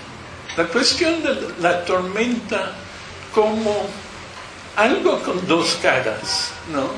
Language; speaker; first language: Spanish; non-native, fluent; English